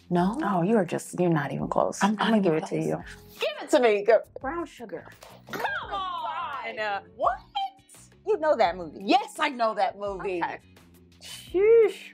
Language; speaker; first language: English; native; English